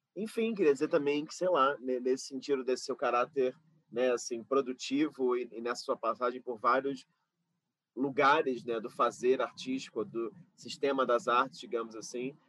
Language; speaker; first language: Portuguese; native; Portuguese